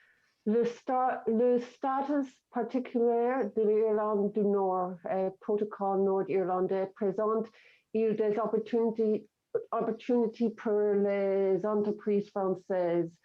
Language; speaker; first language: French; non-native, fluent; English